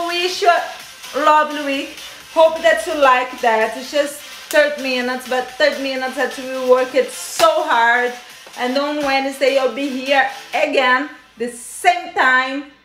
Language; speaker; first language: English; non-native, fluent; Portuguese